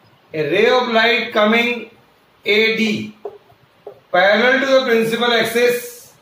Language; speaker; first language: English; non-native, local second language; Hindi